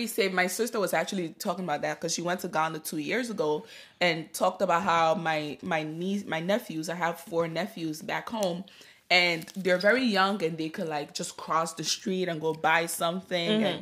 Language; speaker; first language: English; early bilingual, other home language; Akan